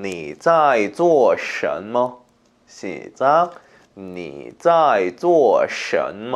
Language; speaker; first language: Chinese; non-native, fluent; Korean